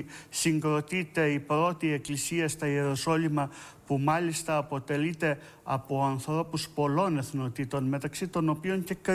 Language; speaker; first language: Greek; native; Greek